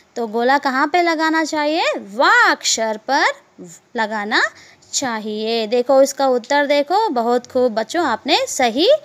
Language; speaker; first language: Hindi; non-native, local second language; Telugu